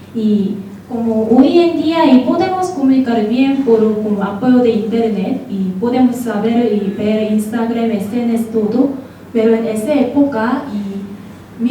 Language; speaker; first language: Spanish; non-native, learner; Korean